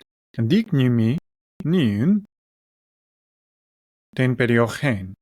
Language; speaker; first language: Greek; non-native, learner; English